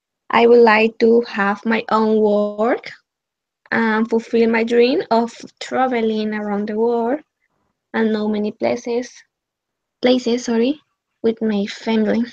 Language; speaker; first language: English; non-native, learner; Spanish